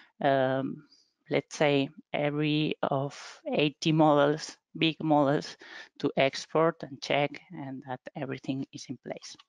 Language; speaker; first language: English; non-native, fluent; Spanish